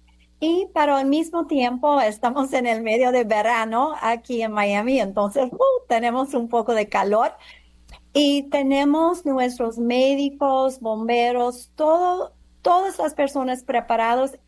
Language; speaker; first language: Spanish; non-native, fluent; English